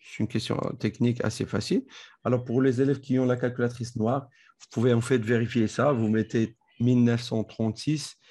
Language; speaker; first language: French; non-native, local second language; Arabic